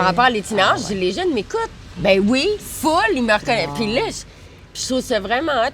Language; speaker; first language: French; native; French